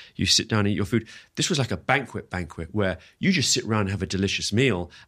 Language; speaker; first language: English; native; English